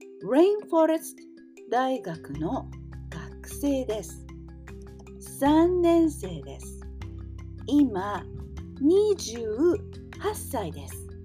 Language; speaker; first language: Japanese; non-native, learner; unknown